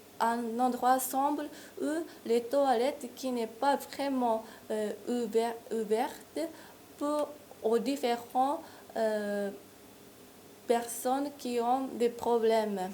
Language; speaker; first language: French; non-native, fluent; Japanese